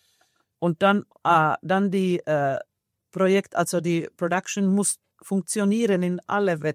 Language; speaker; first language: German; non-native, fluent; Finnish